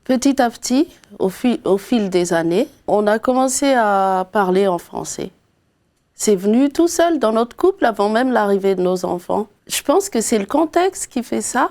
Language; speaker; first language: French; non-native, local second language; Malagasy